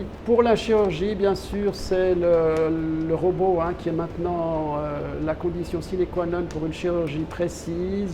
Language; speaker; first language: French; native; French